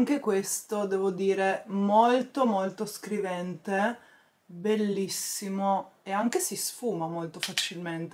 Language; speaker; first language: Italian; native; Italian